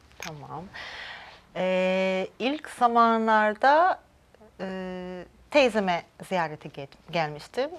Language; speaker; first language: Turkish; non-native, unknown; Georgian